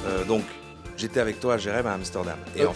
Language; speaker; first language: French; native; French